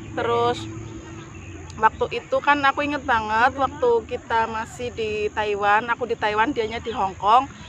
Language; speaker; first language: Indonesian; non-native, local second language; Javanese